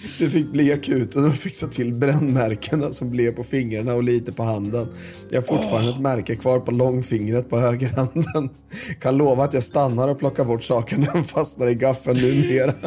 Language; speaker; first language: Swedish; native; Swedish